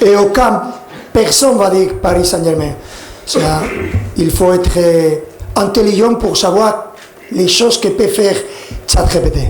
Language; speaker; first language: French; non-native, fluent; Spanish